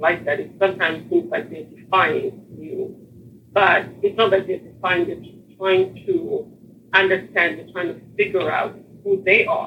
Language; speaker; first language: English; non-native, local second language; Shona